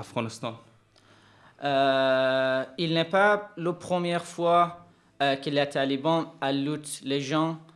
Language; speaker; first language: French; non-native, learner; Persian